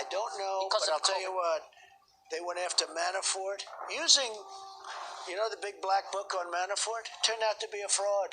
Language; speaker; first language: English; native; English